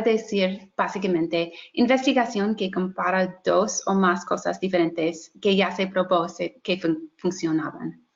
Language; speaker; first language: Spanish; non-native, fluent; English